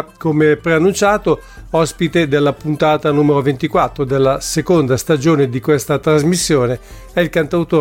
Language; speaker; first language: Italian; native; Italian